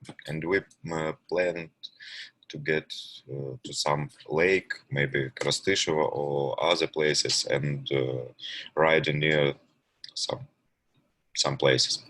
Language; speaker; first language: English; non-native, learner; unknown